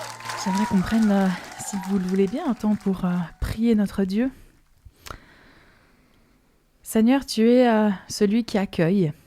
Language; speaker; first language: French; native; French